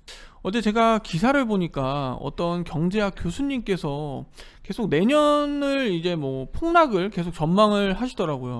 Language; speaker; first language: Korean; native; Korean